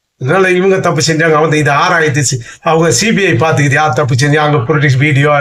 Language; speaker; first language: Tamil; native; Tamil